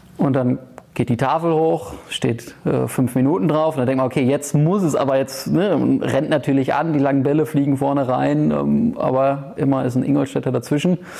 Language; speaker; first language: German; early bilingual, heritage; German